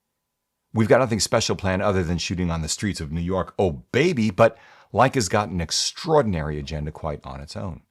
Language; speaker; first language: English; native; English